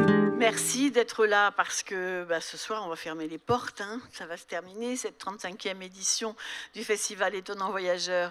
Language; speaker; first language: French; native; French